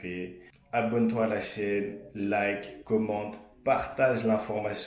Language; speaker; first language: French; native; French